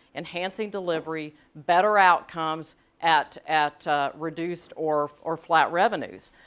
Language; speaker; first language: English; native; English